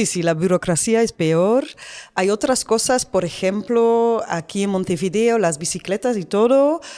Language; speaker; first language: Spanish; non-native, learner; Dutch